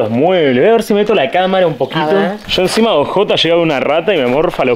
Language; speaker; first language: Spanish; native; Spanish